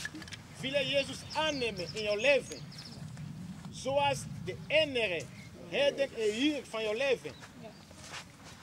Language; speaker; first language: Dutch; non-native, learner; Portuguese